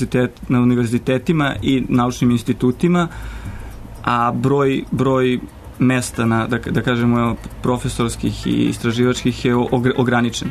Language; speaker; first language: Serbian; native; Serbian